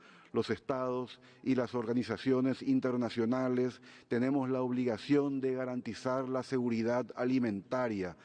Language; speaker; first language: Spanish; native; Spanish